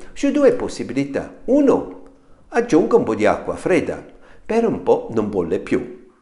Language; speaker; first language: Italian; non-native, fluent; German